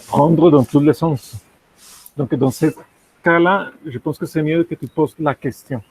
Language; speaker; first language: French; non-native, fluent; Spanish